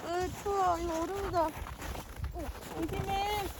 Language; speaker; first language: Korean; native; Korean